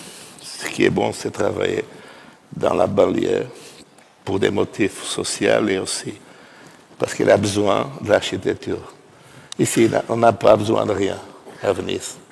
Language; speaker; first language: French; non-native, fluent; Portuguese